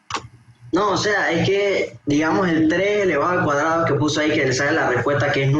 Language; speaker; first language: Spanish; native; Spanish